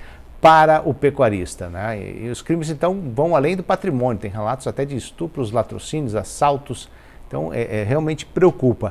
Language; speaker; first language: Portuguese; native; Portuguese